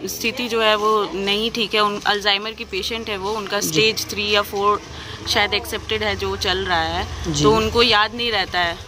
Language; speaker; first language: Hindi; native; Hindi